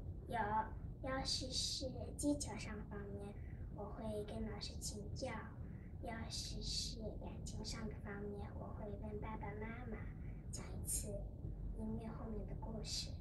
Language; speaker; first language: Chinese; early bilingual, heritage; Chinese